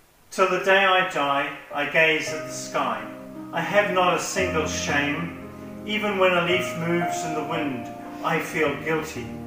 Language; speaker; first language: English; native; English